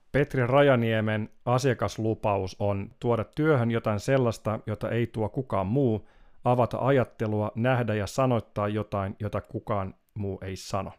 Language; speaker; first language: Finnish; native; Finnish